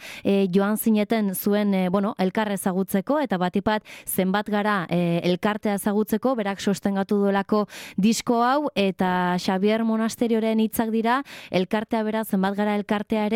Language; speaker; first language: Basque; native; Basque